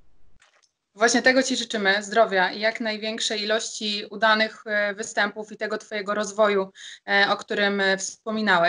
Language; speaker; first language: Polish; native; Polish